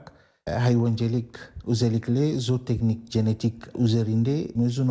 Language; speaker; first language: Turkish; non-native, learner; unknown